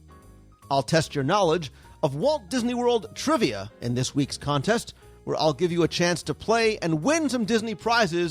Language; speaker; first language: English; native; English